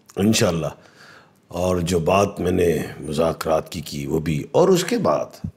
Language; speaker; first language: Urdu; non-native, local second language; Punjabi